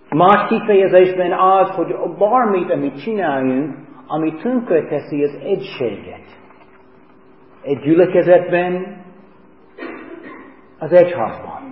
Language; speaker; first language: Hungarian; non-native, fluent; English